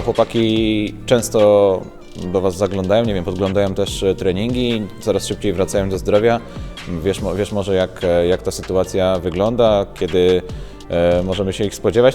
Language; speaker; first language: Polish; native; Polish